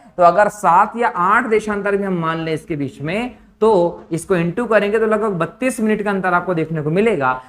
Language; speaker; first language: Hindi; native; Hindi